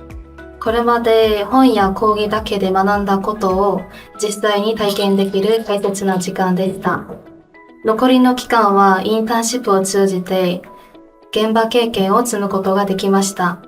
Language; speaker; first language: Japanese; non-native, fluent; Korean